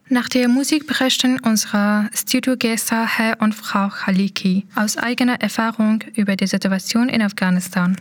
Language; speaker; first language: German; native; German